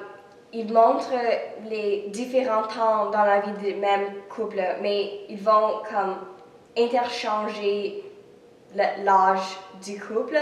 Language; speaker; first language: French; non-native, local second language; English